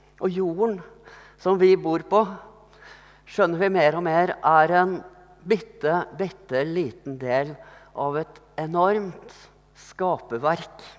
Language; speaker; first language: Norwegian; native; Norwegian